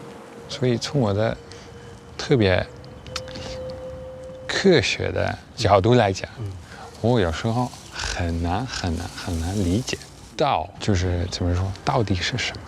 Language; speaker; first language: Chinese; non-native, fluent; Dutch